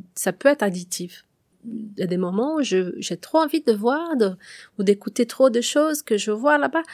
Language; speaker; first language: French; non-native, fluent; Portuguese